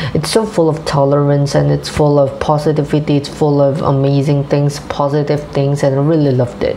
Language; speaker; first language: English; non-native, fluent; Indonesian